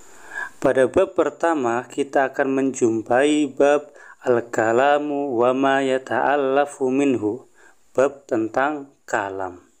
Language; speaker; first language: Indonesian; native; Indonesian